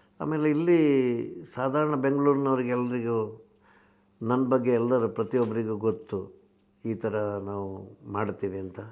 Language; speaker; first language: Kannada; non-native, local second language; Konkani